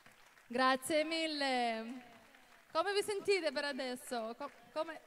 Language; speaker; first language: Italian; non-native, fluent; Russian